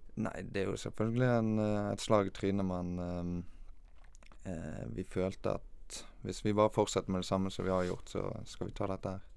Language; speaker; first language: Norwegian; native; Norwegian